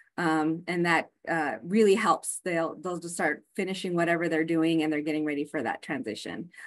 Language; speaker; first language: English; native; English